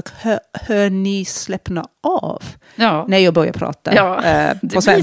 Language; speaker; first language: Swedish; non-native, fluent; English